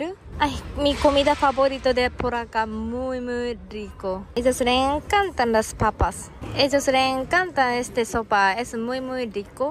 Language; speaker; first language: Spanish; non-native, fluent; Japanese